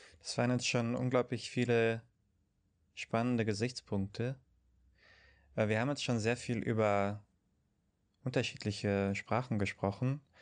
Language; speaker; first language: German; native; German